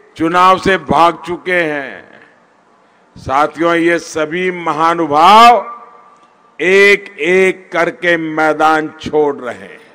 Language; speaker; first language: Hindi; non-native, local second language; Gujarati